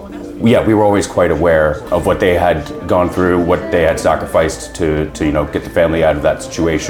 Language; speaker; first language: English; native; English